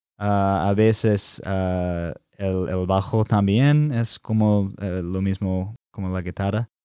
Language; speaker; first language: Spanish; non-native, learner; English